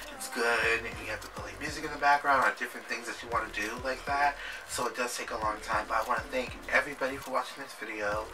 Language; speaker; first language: English; native; English